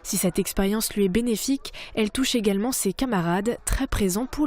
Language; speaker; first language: French; native; French